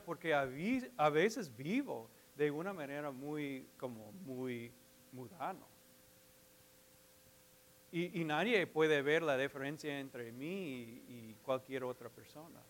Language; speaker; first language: Spanish; non-native, fluent; English